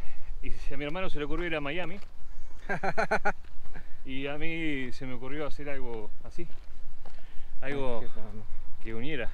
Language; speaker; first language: Spanish; native; Spanish